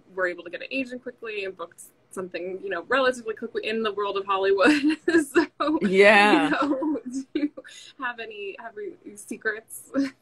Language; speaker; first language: English; native; English